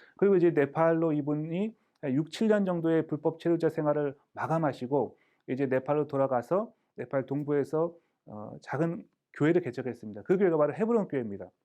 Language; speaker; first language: Korean; native; Korean